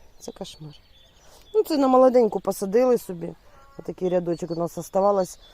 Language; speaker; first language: Ukrainian; non-native, local second language; Russian